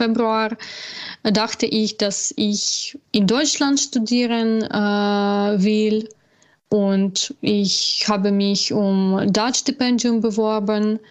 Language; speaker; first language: German; non-native, learner; Ukrainian